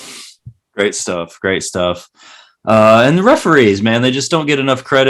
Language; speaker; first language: English; native; English